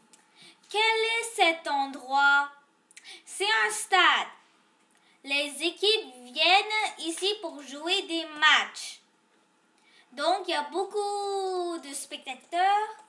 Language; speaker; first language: French; non-native, local second language; English